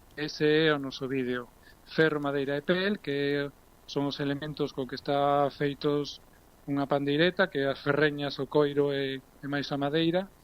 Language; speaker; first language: Galician; early bilingual, heritage; Galician